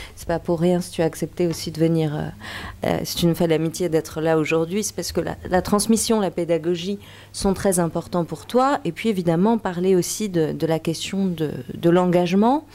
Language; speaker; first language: French; native; French